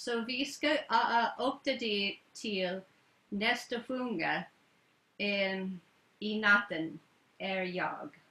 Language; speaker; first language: Swedish; non-native, learner; English